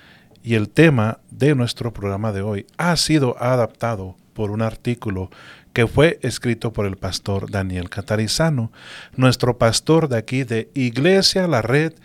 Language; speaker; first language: Spanish; native; Spanish